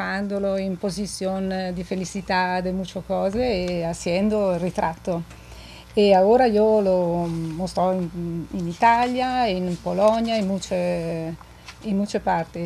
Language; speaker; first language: Spanish; non-native, learner; Italian